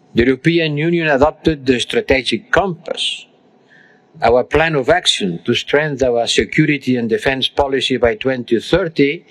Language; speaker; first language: English; non-native, fluent; Spanish